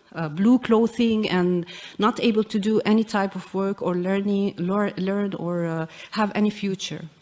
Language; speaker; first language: English; non-native, fluent; Arabic